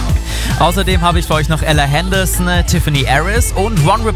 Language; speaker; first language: German; native; German